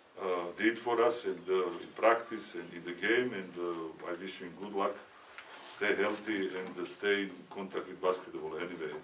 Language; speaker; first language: English; non-native, learner; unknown